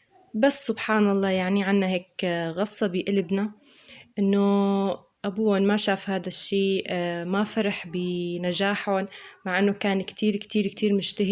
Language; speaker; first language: Arabic; native; Arabic